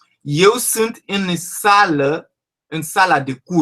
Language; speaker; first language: Romanian; non-native, learner; French